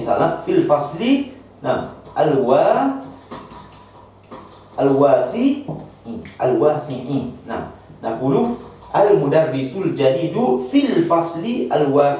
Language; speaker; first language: Arabic; non-native, fluent; Malay